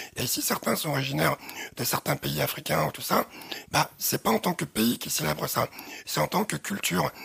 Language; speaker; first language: French; early bilingual, other home language; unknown